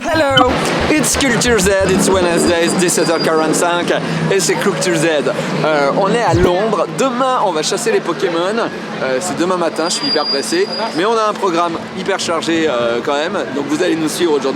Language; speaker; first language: French; native; French